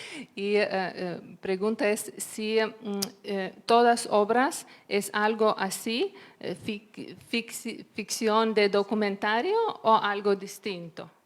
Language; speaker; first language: Spanish; non-native, learner; Lithuanian